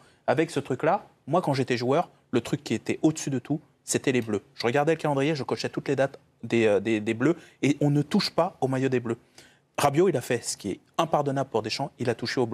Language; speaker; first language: French; native; French